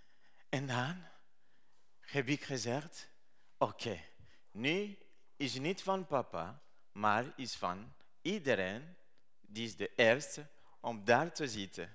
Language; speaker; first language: Dutch; non-native, learner; Rundi